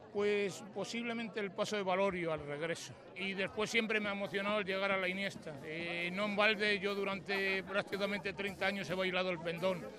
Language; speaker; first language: Spanish; native; Spanish